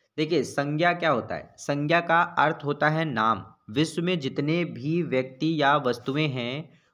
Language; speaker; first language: Hindi; native; Hindi